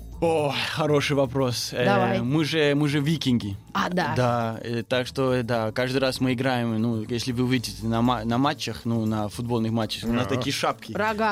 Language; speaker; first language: Russian; early bilingual, heritage; Russian